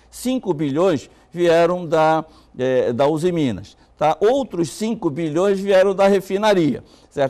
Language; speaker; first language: Portuguese; native; Portuguese